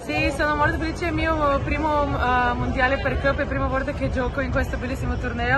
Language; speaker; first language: Italian; non-native, learner; English